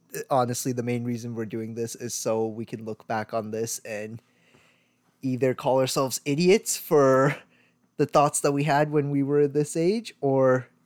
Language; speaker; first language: English; early bilingual, other home language; Tamil